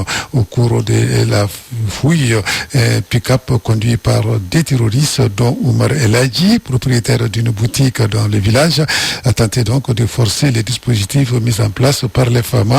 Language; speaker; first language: French; non-native, local second language; Bambara